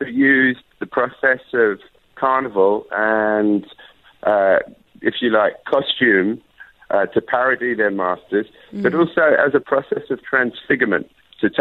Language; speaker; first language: English; native; English